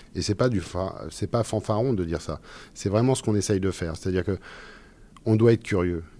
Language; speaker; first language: French; native; French